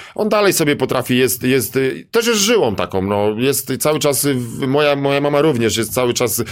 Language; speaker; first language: Polish; native; Polish